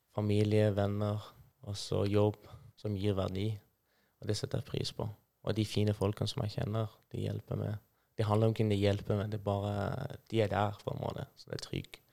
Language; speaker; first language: Norwegian; non-native, fluent; Persian